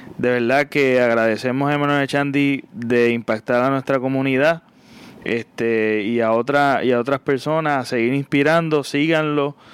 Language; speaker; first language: Spanish; native; Spanish